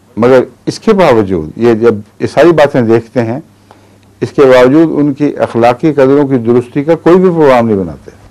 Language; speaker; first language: Urdu; native; Urdu